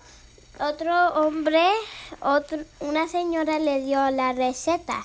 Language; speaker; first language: Spanish; early bilingual, heritage; Spanish